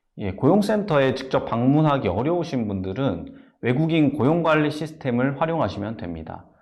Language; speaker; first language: Korean; native; Korean